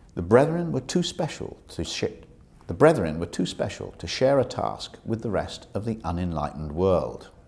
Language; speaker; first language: English; native; English